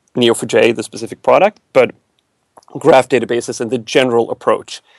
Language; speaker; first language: English; non-native, fluent; Swedish